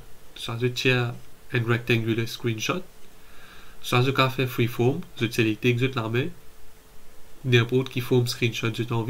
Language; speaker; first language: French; non-native, local second language; Morisyen